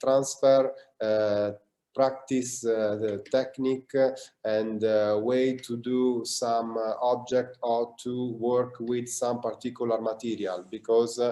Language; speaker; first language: English; non-native, learner; Italian